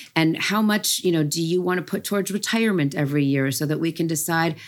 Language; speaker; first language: English; native; English